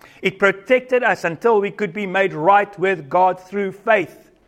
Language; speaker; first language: English; non-native, local second language; Afrikaans